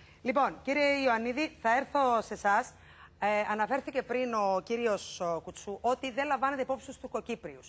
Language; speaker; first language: Greek; native; Greek